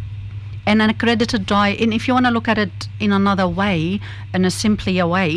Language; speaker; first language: English; non-native, fluent; Arabic